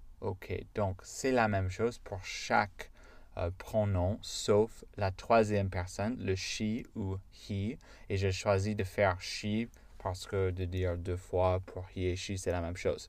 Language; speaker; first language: French; non-native, fluent; English